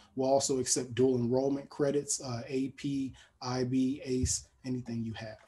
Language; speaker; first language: English; native; English